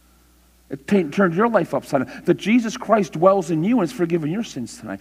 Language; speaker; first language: English; native; English